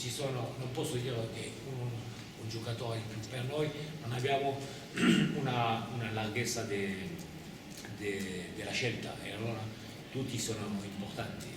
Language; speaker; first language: Italian; non-native, fluent; French